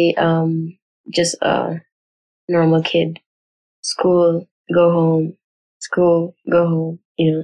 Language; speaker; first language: English; non-native, local second language; Surigaonon